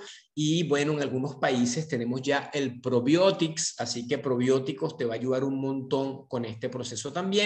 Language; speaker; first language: Spanish; native; Spanish